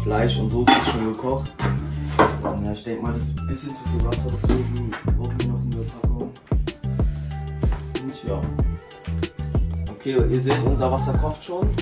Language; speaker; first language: German; early bilingual, other home language; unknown